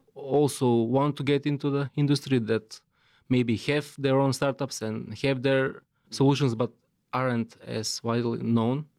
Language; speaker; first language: English; non-native, fluent; Macedonian